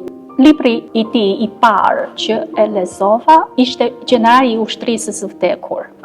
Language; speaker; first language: Albanian; non-native, fluent; Chinese